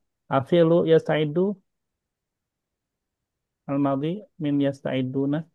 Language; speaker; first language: Arabic; non-native, fluent; Indonesian